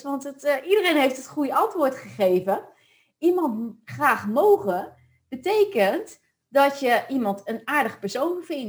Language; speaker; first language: Dutch; native; Dutch